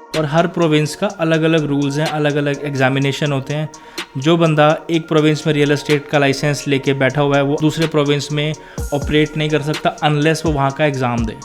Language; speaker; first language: Hindi; non-native, local second language; Punjabi